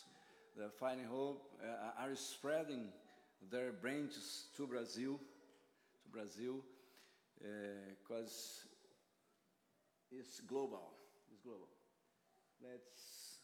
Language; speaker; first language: English; non-native, learner; Portuguese